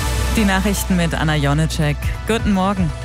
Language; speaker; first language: German; native; German